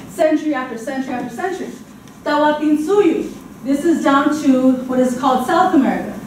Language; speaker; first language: English; native; English